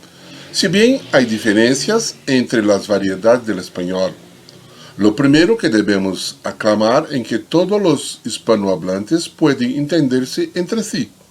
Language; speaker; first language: Spanish; non-native, fluent; Portuguese